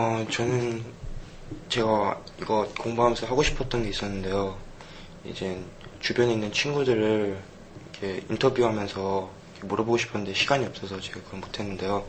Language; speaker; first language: Korean; early bilingual, heritage; Korean